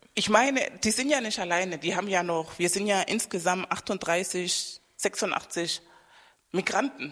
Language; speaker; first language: German; non-native, fluent; Spanish